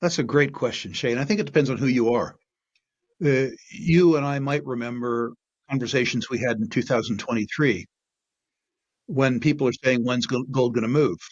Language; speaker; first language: English; native; English